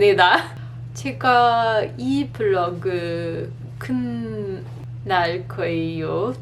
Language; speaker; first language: Korean; non-native, learner; English